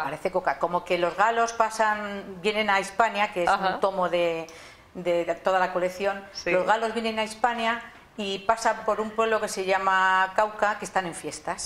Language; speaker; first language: Spanish; native; Spanish